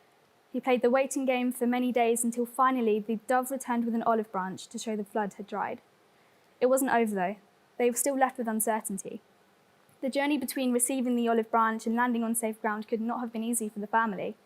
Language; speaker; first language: English; native; English